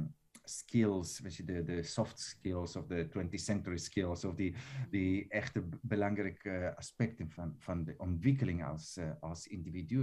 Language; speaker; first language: Dutch; non-native, fluent; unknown